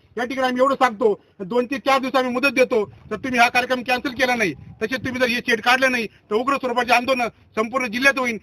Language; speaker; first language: Marathi; native; Marathi